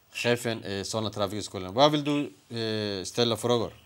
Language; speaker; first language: Swedish; non-native, learner; Somali